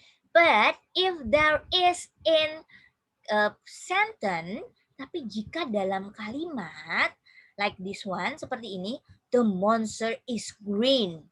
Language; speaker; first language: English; non-native, fluent; Indonesian